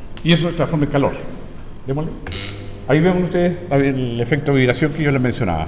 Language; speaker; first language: Spanish; native; Spanish